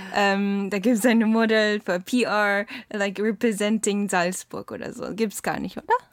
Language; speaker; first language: German; non-native, learner; Japanese